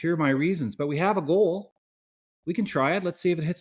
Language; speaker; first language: English; native; English